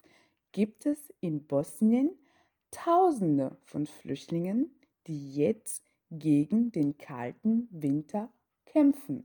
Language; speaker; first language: German; non-native, fluent; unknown